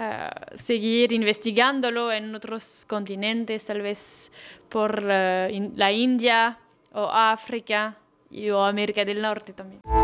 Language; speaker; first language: Spanish; non-native, fluent; French